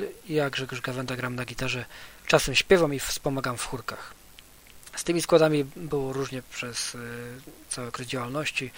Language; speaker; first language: Polish; native; Polish